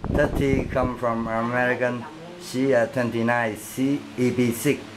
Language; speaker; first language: English; non-native, learner; Vietnamese